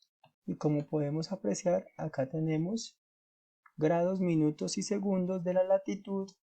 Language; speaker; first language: Spanish; native; Spanish